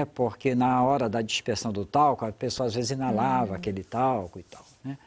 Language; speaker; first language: Portuguese; native; Portuguese